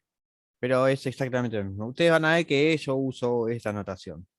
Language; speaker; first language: Spanish; native; Spanish